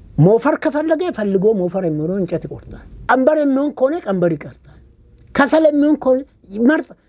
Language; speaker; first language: Amharic; non-native, local second language; Oromo